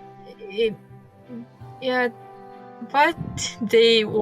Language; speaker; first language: English; non-native, learner; Japanese